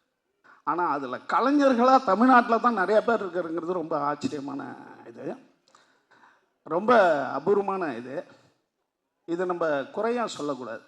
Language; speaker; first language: Tamil; native; Tamil